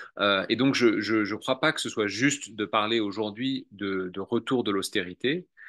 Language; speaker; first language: French; native; French